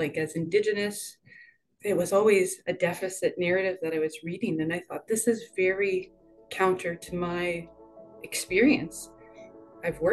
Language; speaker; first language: English; native; English